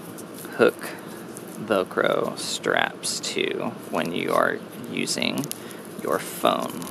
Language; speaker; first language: English; native; English